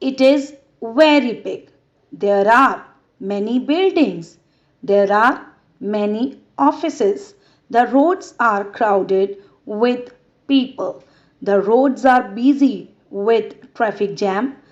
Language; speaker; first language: English; non-native, local second language; Punjabi